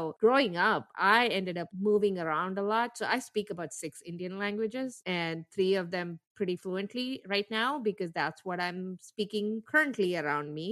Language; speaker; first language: English; non-native, local second language; Tamil